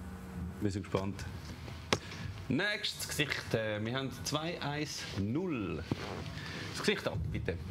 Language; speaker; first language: German; native; German